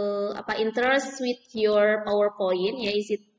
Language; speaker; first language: English; non-native, learner; Indonesian